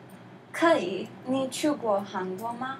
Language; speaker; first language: Chinese; non-native, learner; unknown